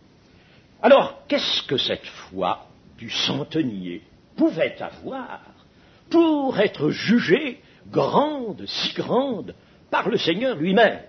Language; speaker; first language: French; native; French